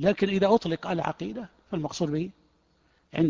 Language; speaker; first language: Arabic; native; Arabic